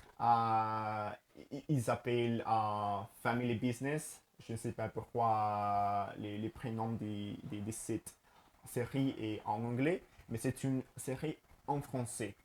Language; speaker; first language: French; non-native, learner; Spanish